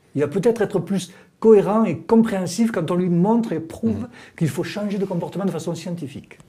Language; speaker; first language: French; native; French